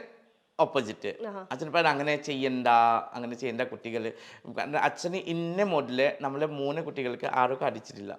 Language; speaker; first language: Malayalam; non-native, local second language; Assamese